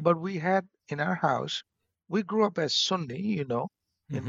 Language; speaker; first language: English; non-native, local second language; Bangla